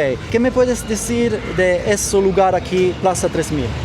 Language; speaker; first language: Spanish; non-native, learner; German